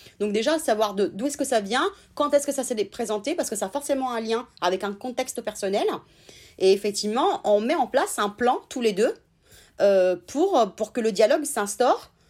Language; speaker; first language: French; non-native, fluent; Italian